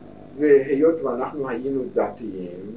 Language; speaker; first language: Hebrew; non-native, fluent; German